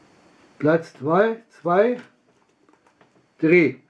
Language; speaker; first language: German; non-native, learner; Russian